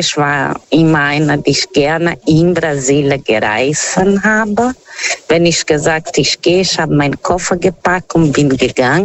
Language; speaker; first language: German; non-native, learner; Portuguese